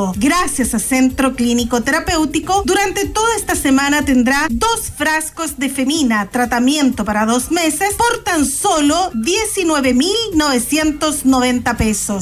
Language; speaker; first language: Spanish; native; Spanish